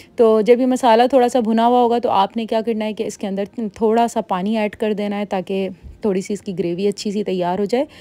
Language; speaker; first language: Urdu; native; Urdu